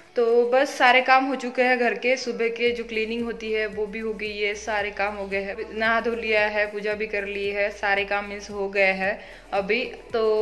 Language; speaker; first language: Hindi; non-native, local second language; Marathi